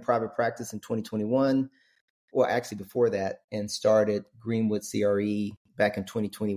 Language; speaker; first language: English; native; English